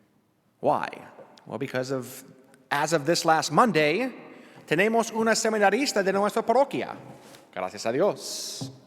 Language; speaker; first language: Spanish; non-native, learner; English